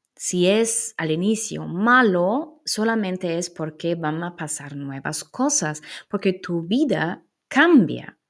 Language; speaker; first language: Spanish; non-native, fluent; German